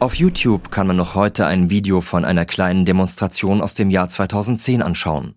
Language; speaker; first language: German; native; German